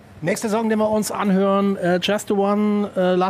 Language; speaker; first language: German; native; German